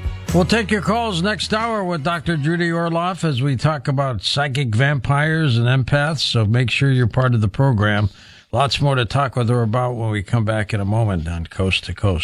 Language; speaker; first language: English; native; English